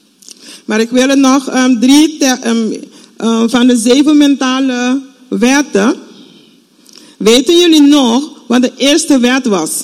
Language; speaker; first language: Dutch; non-native, fluent; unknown